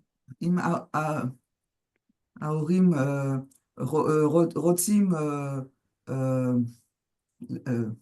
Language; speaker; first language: Hebrew; non-native, learner; French